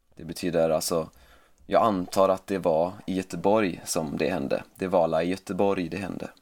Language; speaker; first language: Swedish; native; Swedish